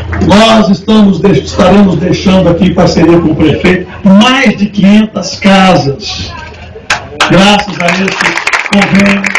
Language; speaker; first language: Portuguese; native; Portuguese